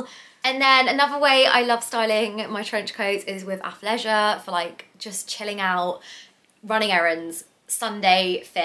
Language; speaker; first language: English; native; English